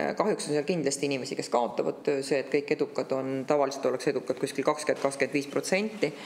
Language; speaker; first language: Estonian; native; Estonian